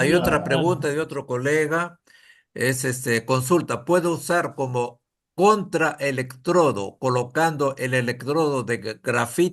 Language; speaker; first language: Spanish; native; Spanish